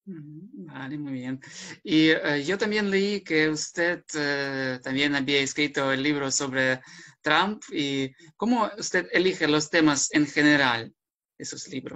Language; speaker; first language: Spanish; non-native, fluent; Ukrainian